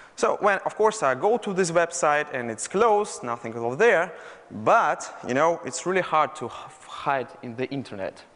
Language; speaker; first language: English; non-native, fluent; Russian